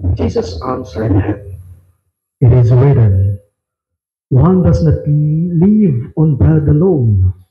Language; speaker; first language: English; non-native, local second language; Filipino